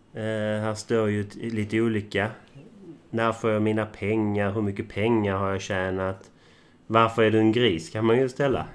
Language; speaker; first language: Swedish; native; Swedish